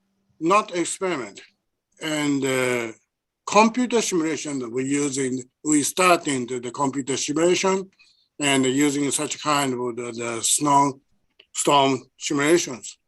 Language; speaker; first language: English; non-native, learner; Japanese